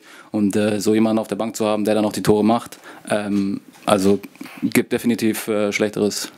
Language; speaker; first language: German; native; German